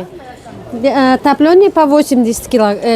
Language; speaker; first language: Russian; non-native, local second language; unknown